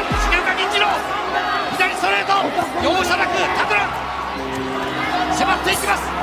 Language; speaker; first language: Japanese; native; Japanese